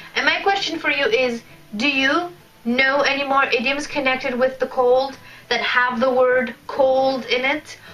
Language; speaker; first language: English; non-native, fluent; Polish